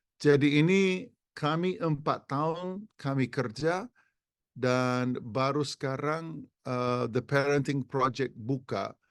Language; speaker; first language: Indonesian; non-native, fluent; English